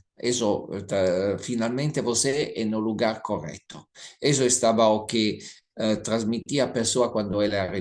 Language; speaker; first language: Portuguese; non-native, learner; Italian